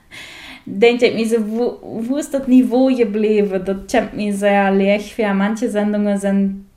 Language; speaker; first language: German; non-native, fluent; Plautdietsch